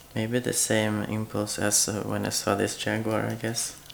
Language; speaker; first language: English; non-native, fluent; Swedish